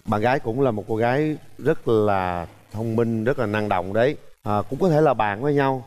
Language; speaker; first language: Vietnamese; native; Vietnamese